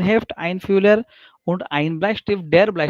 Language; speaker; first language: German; non-native, fluent; Hindi